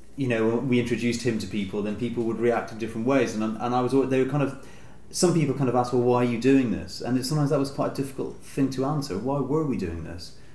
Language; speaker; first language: English; native; English